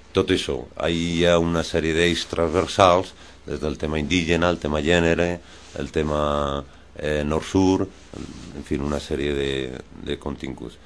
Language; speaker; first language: Catalan; non-native, local second language; Spanish